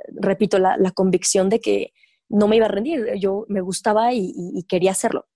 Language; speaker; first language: Spanish; native; Spanish